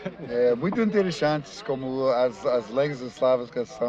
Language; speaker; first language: Portuguese; non-native, fluent; English